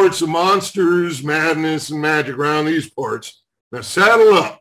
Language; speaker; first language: English; native; English